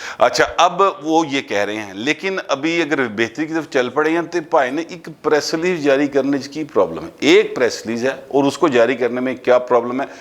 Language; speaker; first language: Urdu; non-native, local second language; Punjabi